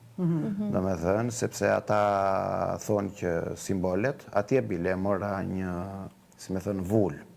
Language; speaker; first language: Albanian; native; Albanian